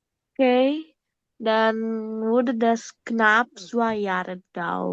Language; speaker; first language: German; non-native, learner; Indonesian